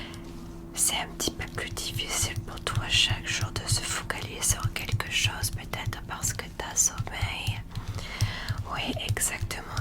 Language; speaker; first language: French; non-native, learner; English